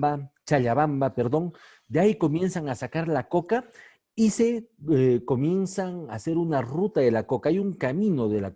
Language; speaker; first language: Spanish; native; Spanish